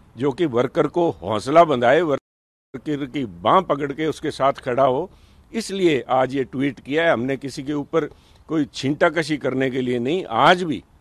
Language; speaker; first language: Hindi; non-native, local second language; Punjabi